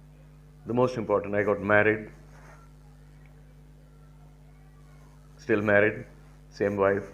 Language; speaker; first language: English; non-native, local second language; Tamil